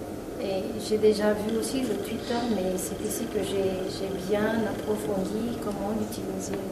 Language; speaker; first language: French; non-native, local second language; Malagasy